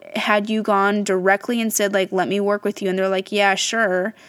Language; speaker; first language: English; native; English